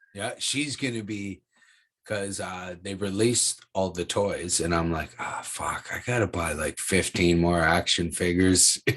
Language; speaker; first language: English; native; English